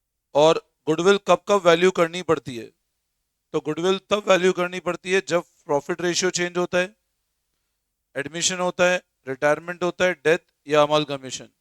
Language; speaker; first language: Hindi; native; Hindi